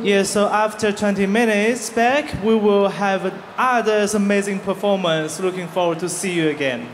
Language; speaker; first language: English; non-native, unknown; Chinese